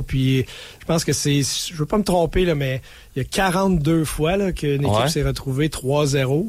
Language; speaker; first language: French; native; French